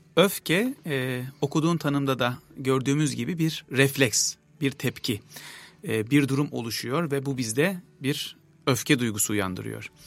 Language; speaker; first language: Turkish; native; Turkish